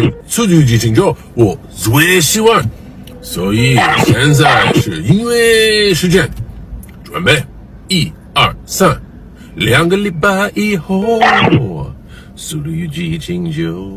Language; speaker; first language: Chinese; non-native, learner; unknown